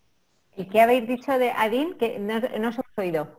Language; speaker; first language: Spanish; native; Spanish